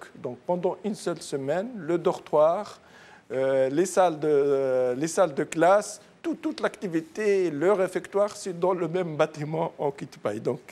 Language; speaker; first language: French; non-native, local second language; Arabic